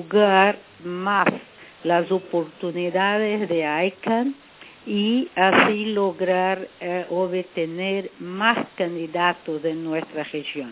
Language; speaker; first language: Spanish; non-native, fluent; Portuguese